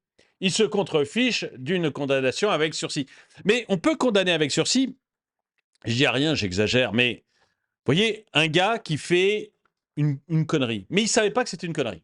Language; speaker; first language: French; native; French